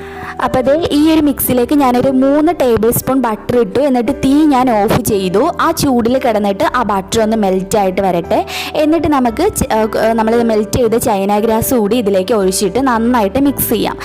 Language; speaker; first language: Malayalam; native; Malayalam